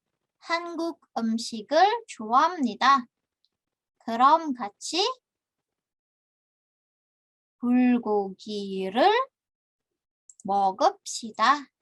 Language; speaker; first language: Korean; non-native, fluent; Indonesian